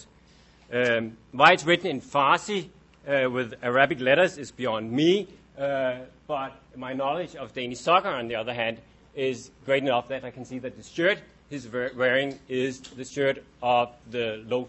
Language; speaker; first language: English; non-native, fluent; Danish